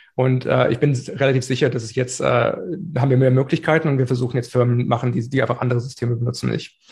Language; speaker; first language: German; native; German